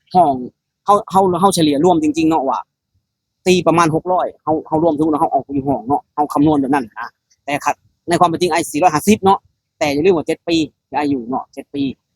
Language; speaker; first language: Thai; non-native, local second language; Lao